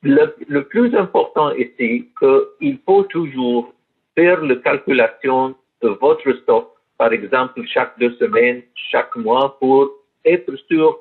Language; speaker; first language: French; non-native, learner; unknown